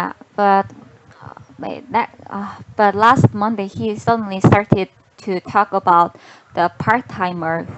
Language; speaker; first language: English; non-native, learner; Korean